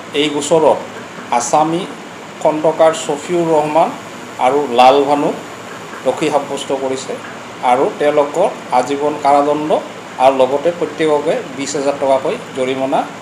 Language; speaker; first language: Assamese; native; Assamese